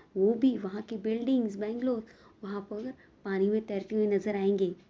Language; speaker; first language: Hindi; non-native, local second language; Marathi